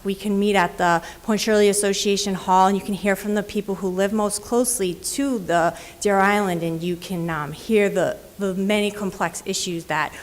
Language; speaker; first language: English; native; English